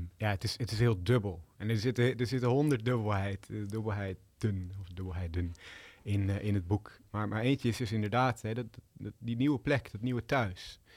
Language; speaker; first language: Dutch; native; Dutch